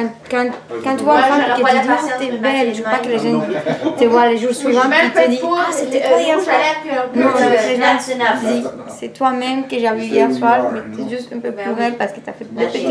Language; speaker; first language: French; non-native, fluent; Spanish